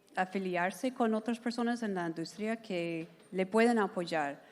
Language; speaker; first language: Spanish; non-native, fluent; English